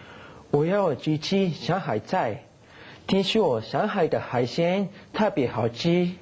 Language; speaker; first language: Chinese; non-native, learner; Japanese